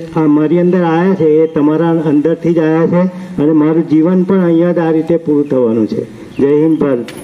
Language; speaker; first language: Gujarati; native; Gujarati